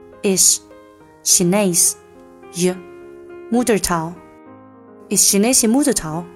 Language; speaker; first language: Dutch; non-native, fluent; Chinese